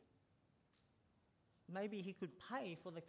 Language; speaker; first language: English; native; English